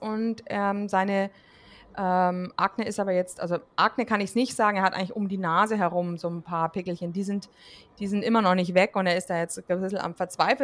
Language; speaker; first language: German; native; German